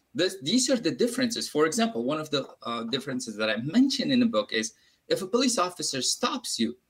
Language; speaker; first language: English; non-native, fluent; Uzbek